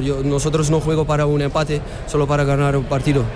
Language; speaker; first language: Spanish; non-native, learner; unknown